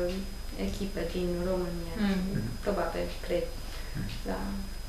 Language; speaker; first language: Romanian; non-native, learner; English